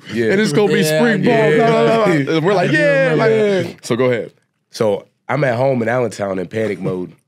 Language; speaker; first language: English; native; English